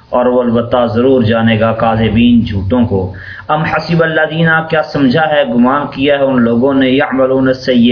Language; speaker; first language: Urdu; non-native, local second language; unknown